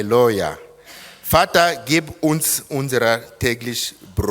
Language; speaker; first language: German; non-native, fluent; Lingala